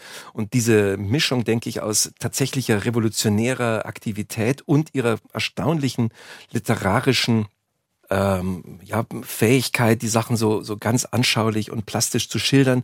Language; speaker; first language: German; native; German